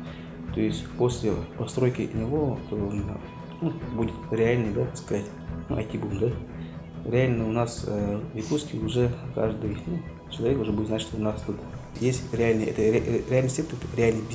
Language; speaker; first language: Russian; non-native, local second language; Yakut